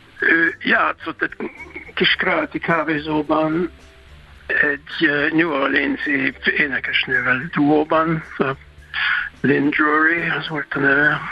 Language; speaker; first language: Hungarian; non-native, fluent; German